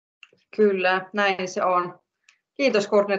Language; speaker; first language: Finnish; native; Finnish